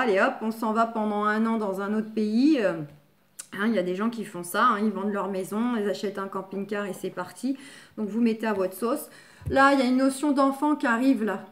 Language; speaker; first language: French; native; French